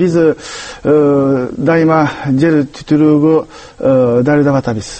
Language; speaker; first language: Kyrgyz; non-native, learner; Japanese